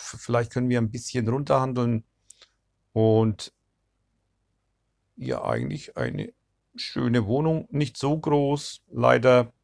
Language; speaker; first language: German; non-native, fluent; Turkish